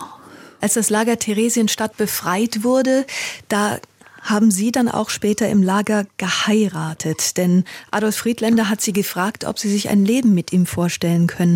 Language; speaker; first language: German; native; German